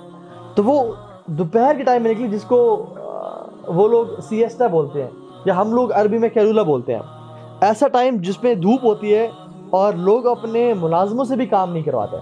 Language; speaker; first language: Urdu; native; Urdu